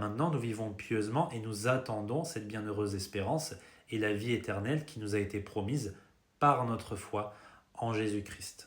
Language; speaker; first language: French; native; French